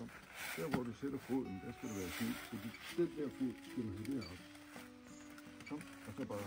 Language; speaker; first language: Danish; native; Danish